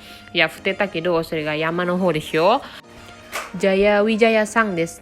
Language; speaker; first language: Japanese; non-native, fluent; Indonesian